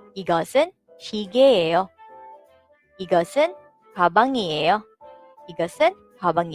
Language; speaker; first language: Korean; non-native, fluent; Filipino